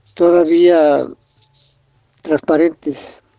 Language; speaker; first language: Spanish; native; Spanish